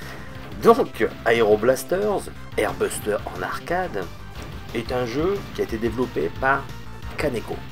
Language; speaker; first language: French; native; French